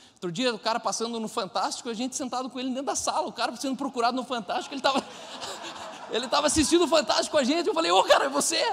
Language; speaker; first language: Portuguese; non-native, fluent; German